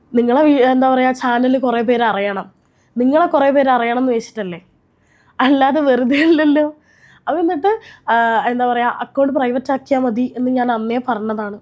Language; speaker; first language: Malayalam; native; Malayalam